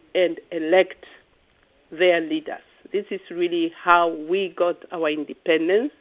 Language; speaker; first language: English; non-native, local second language; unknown